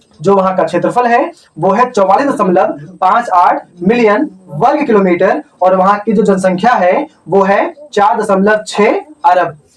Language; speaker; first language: Hindi; native; Hindi